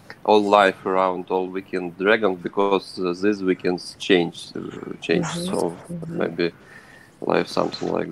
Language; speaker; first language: English; non-native, learner; Ukrainian